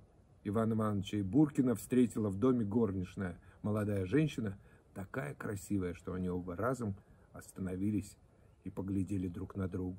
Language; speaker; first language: Russian; native; Russian